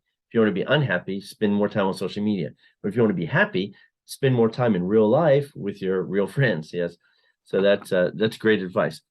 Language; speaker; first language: English; non-native, fluent; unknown